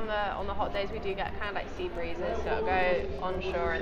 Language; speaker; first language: English; native; English